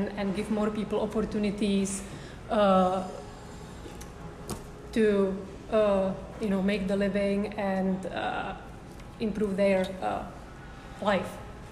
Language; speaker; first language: English; non-native, fluent; Czech